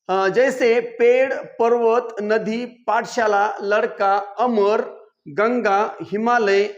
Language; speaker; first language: Hindi; non-native, local second language; Marathi